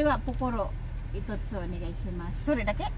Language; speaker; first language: Japanese; non-native, learner; Filipino